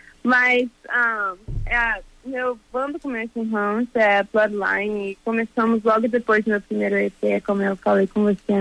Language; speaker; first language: Portuguese; early bilingual, heritage; Portuguese